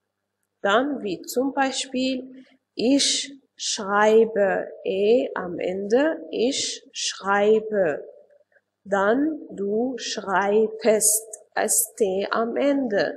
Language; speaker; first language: German; non-native, fluent; Arabic